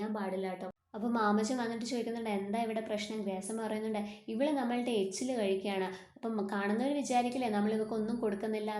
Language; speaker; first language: Malayalam; native; Malayalam